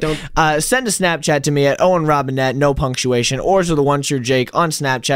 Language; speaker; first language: English; native; English